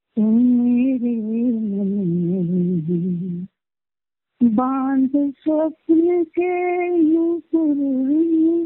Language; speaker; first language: Hindi; non-native, local second language; Marathi